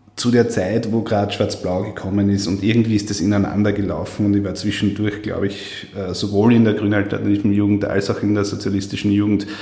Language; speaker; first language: German; native; German